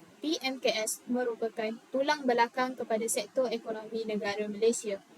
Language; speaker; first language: Malay; native; Malay